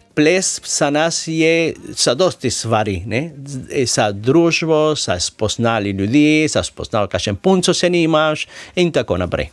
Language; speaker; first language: Slovenian; non-native, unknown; Spanish